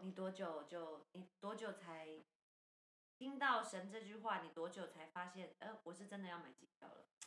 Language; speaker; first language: Chinese; native; Chinese